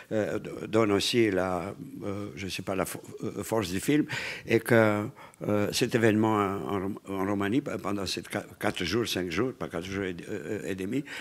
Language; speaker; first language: French; non-native, fluent; Romanian